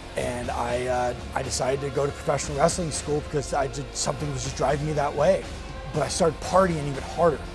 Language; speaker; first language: English; native; English